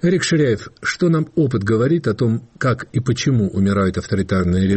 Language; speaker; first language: Russian; native; Russian